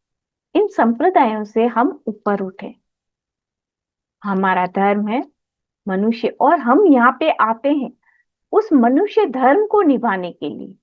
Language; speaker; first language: Hindi; native; Hindi